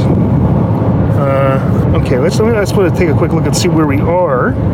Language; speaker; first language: English; native; English